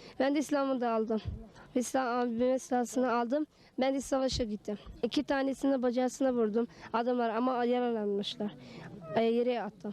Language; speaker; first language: Turkish; non-native, learner; Kurdish